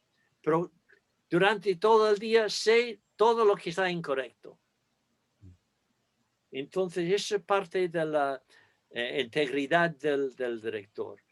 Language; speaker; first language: Spanish; non-native, fluent; English